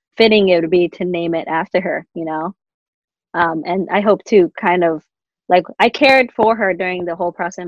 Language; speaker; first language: English; native; English